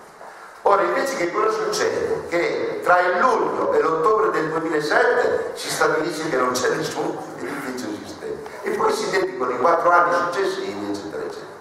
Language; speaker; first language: Italian; native; Italian